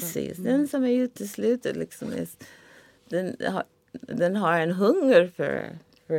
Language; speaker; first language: Swedish; non-native, fluent; English